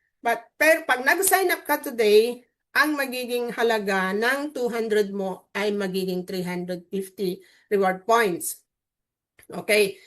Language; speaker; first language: Filipino; native; Filipino